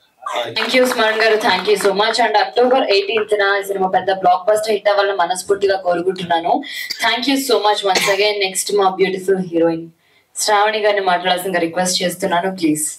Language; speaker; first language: Telugu; native; Telugu